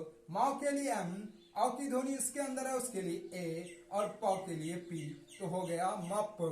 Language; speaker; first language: Hindi; native; Hindi